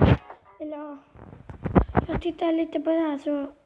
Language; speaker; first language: Swedish; native; Swedish